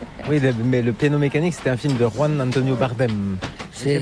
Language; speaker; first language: French; native; French